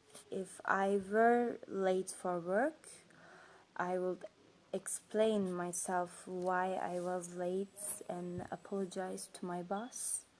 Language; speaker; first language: English; non-native, fluent; Turkish